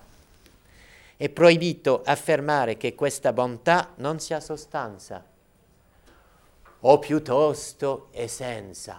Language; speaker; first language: Italian; non-native, fluent; French